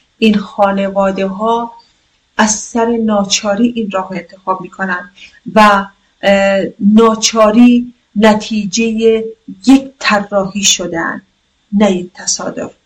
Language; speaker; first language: Persian; non-native, local second language; Kurdish